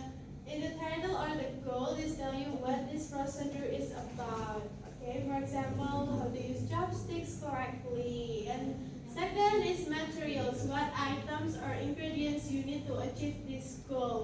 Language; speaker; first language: English; non-native, fluent; Indonesian